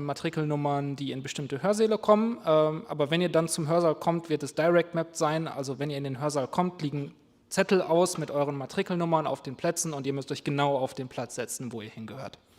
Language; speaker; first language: German; native; German